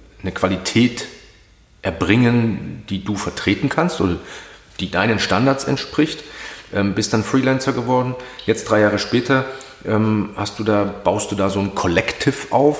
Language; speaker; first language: German; native; German